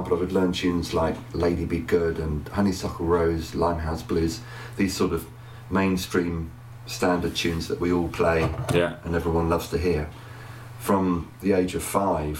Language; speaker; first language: English; native; English